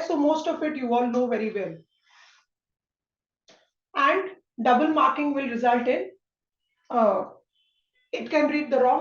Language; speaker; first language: English; non-native, local second language; Hindi